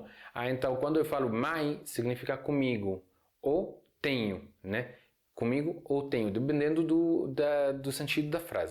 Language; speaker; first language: Portuguese; non-native, fluent; Arabic